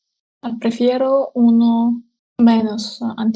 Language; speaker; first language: Spanish; non-native, learner; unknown